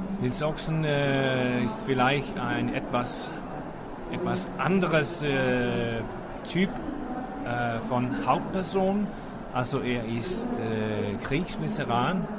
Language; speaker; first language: German; non-native, learner; Danish